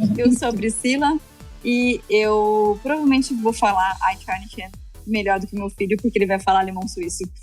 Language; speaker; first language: Portuguese; native; Portuguese